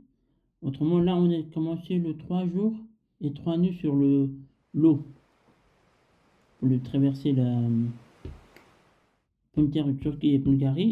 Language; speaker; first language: French; non-native, learner; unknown